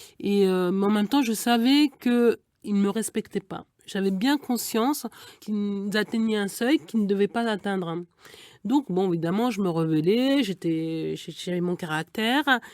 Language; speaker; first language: French; early bilingual, other home language; Igbo